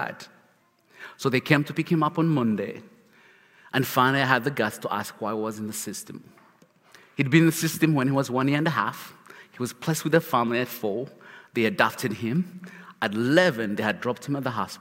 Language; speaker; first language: English; non-native, local second language; Kinyarwanda